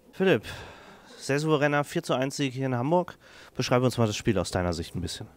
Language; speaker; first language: German; native; German